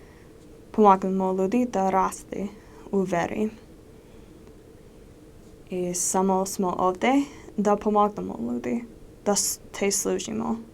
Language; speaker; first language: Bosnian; non-native, learner; English